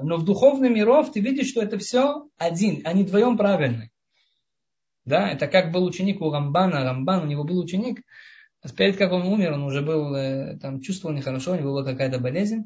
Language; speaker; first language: Russian; early bilingual, heritage; Russian